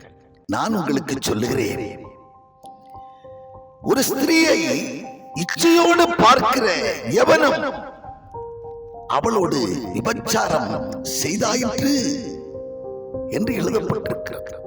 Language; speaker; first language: Tamil; native; Tamil